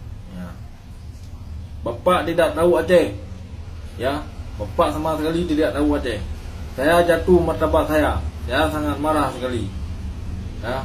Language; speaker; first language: Indonesian; non-native, local second language; Achinese